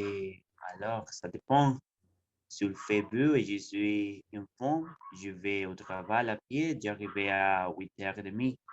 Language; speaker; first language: French; non-native, learner; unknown